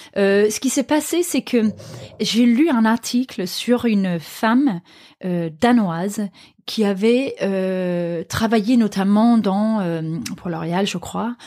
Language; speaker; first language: French; non-native, fluent; Danish